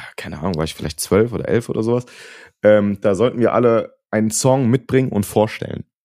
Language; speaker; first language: German; native; German